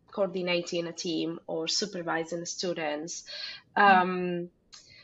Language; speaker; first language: English; non-native, fluent; Spanish